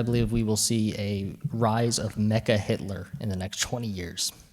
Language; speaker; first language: English; native; English